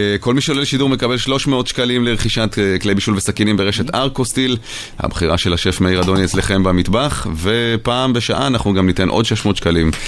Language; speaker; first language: Hebrew; native; Hebrew